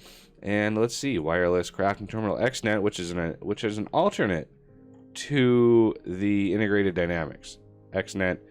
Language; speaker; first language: English; native; English